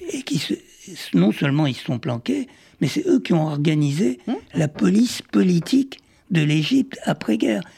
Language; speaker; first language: French; early bilingual, other home language; Arabic